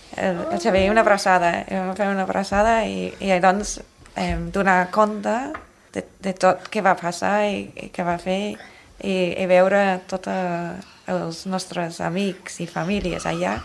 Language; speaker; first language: Catalan; non-native, learner; English